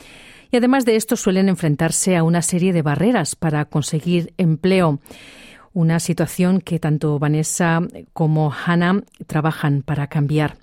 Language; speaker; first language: Spanish; native; Spanish